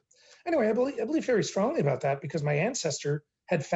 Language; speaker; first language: English; native; English